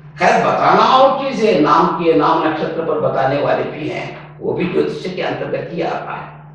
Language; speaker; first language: Hindi; non-native, local second language; Telugu